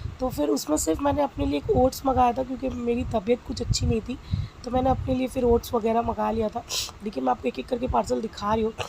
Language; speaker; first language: Hindi; non-native, local second language; Bangla